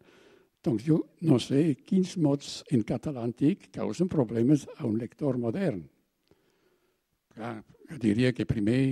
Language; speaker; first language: Catalan; non-native, fluent; German